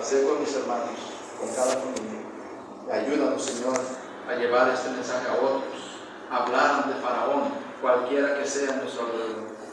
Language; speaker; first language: Spanish; native; Spanish